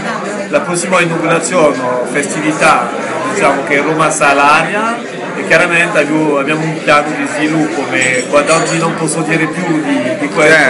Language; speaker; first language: Italian; non-native, fluent; French